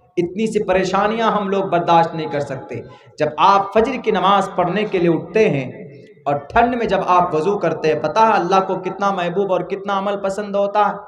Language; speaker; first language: Urdu; native; Urdu